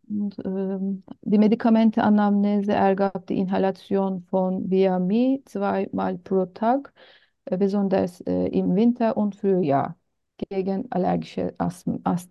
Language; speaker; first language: German; non-native, learner; Turkish